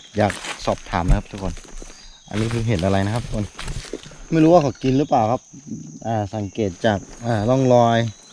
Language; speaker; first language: Thai; non-native, local second language; Karen languages